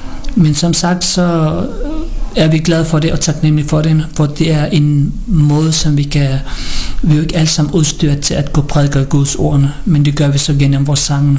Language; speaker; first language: Danish; early bilingual, other home language; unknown